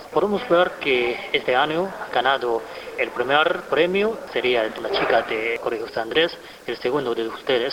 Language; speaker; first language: Spanish; non-native, fluent; Chinese